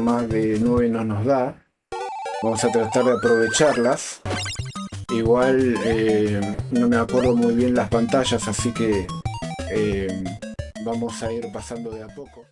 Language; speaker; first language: Spanish; native; Spanish